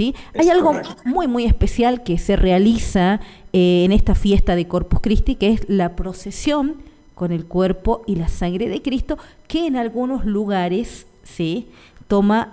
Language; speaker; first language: Spanish; native; Spanish